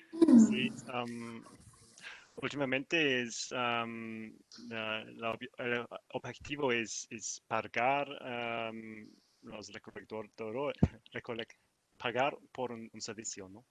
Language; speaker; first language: Spanish; non-native, learner; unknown